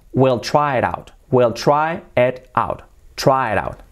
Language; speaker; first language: English; non-native, fluent; Spanish